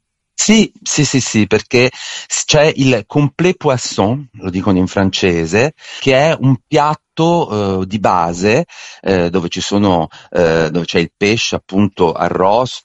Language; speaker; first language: Italian; native; Italian